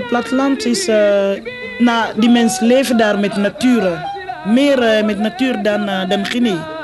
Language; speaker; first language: Dutch; non-native, fluent; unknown